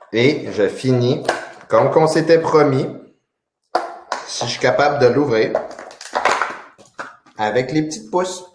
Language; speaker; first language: French; native; French